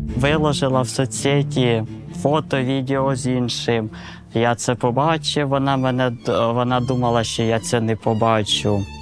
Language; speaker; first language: Ukrainian; native; Ukrainian